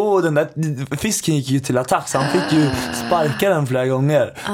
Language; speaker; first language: Swedish; native; Swedish